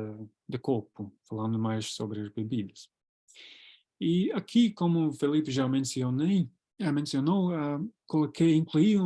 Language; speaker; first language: Portuguese; non-native, fluent; Latvian